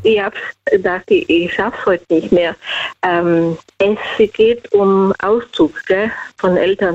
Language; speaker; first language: German; non-native, fluent; Slovenian